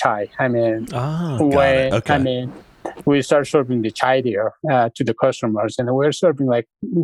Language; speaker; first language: English; non-native, fluent; Sherpa